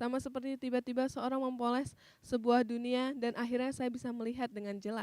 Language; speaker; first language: Indonesian; native; Indonesian